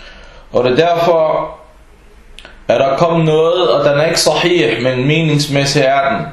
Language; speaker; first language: Danish; non-native, fluent; Arabic